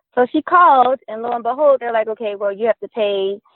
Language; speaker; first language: English; native; English